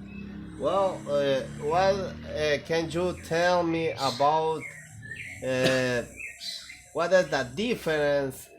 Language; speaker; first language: English; non-native, learner; Spanish